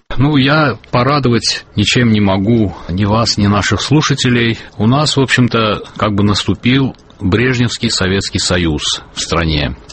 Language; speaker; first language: Russian; non-native, local second language; Azerbaijani